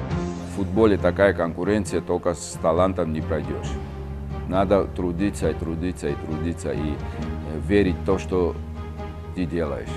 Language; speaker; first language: Russian; non-native, fluent; Georgian